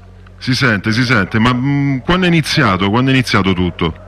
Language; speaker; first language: Italian; native; Italian